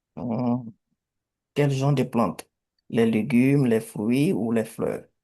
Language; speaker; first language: French; native; French